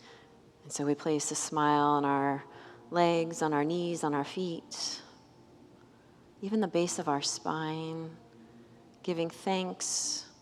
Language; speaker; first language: English; native; English